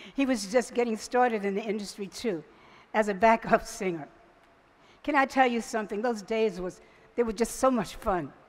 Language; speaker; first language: English; native; English